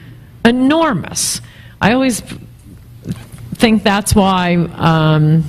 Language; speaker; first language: English; native; English